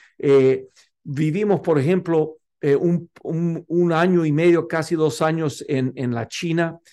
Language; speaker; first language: Spanish; non-native, local second language; English